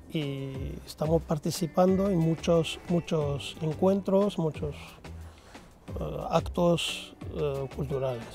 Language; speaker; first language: Spanish; non-native, fluent; Arabic